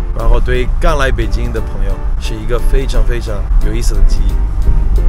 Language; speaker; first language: Chinese; non-native, fluent; Hebrew